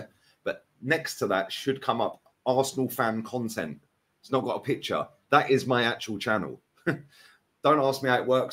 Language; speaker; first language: English; native; English